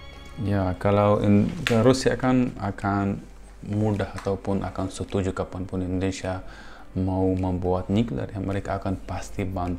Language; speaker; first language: Indonesian; non-native, fluent; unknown